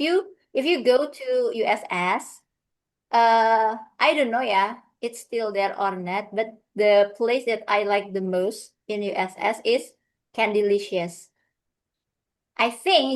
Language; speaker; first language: English; non-native, fluent; Indonesian